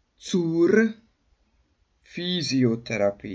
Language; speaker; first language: German; non-native, fluent; Hungarian